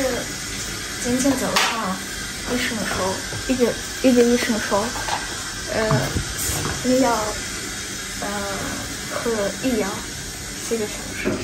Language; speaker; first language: Chinese; non-native, learner; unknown